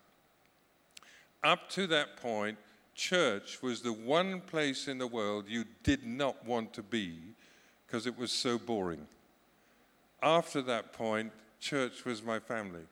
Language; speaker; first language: English; native; English